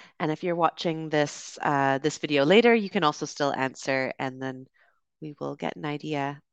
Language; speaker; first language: English; native; English